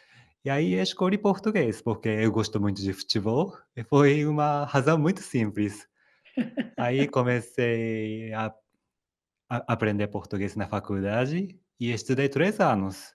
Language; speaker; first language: Portuguese; non-native, fluent; Japanese